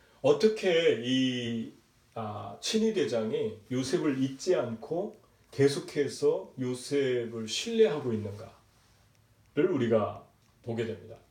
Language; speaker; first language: Korean; native; Korean